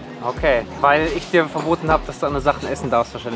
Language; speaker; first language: German; native; German